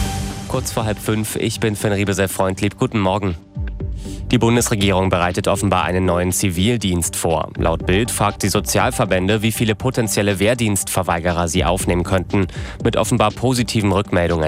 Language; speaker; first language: German; native; German